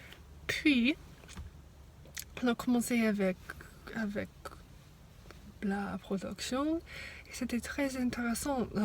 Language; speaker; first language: French; non-native, fluent; English